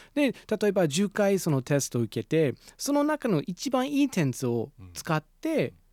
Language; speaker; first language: Japanese; non-native, fluent; English